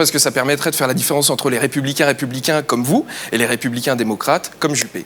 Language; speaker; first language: French; native; French